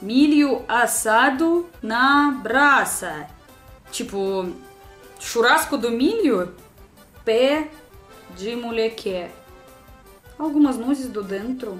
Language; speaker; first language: Portuguese; non-native, learner; Russian